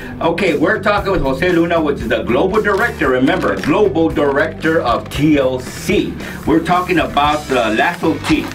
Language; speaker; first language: English; early bilingual, other home language; Spanish